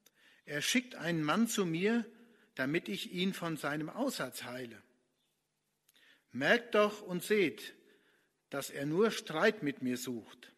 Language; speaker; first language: German; native; German